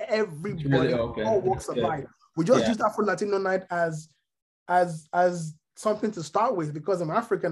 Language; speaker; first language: English; non-native, local second language; Yoruba